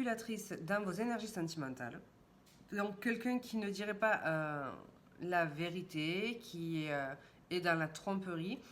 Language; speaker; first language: French; native; French